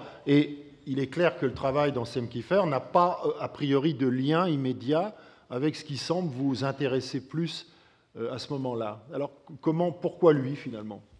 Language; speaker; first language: French; native; French